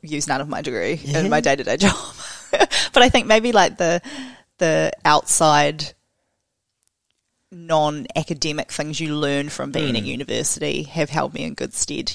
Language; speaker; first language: English; native; English